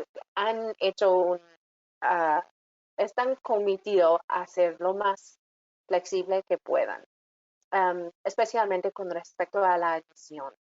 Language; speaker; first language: Spanish; non-native, fluent; English